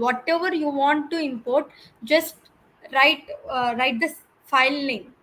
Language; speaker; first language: English; non-native, local second language; Telugu